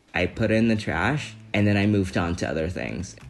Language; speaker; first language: English; early bilingual, other home language; Vietnamese